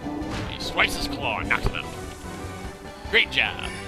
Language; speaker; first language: English; native; English